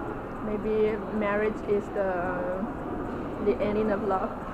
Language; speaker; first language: English; non-native, learner; Chinese